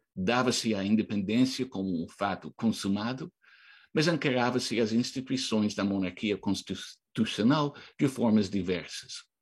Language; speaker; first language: Portuguese; non-native, fluent; English